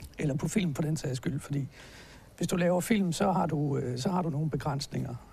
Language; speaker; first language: Danish; native; Danish